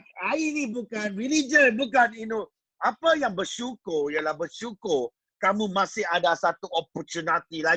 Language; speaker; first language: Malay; non-native, local second language; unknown